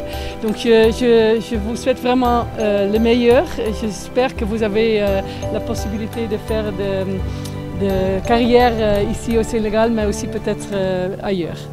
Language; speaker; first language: French; non-native, fluent; Dutch